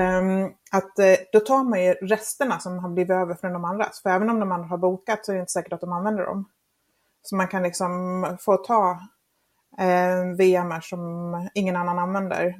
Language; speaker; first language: Swedish; non-native, fluent; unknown